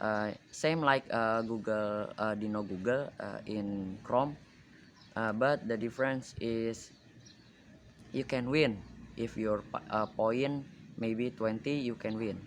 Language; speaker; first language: English; non-native, learner; Indonesian